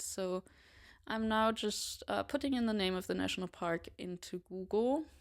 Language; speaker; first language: English; non-native, fluent; German